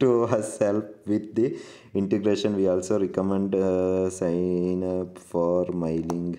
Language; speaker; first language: English; non-native, local second language; Kannada